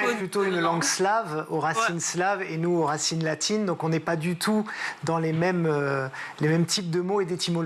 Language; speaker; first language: French; native; French